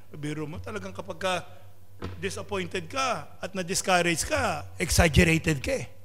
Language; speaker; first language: English; non-native, local second language; Filipino